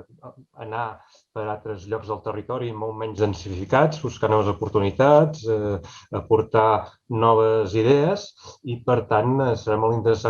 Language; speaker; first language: Catalan; native; Catalan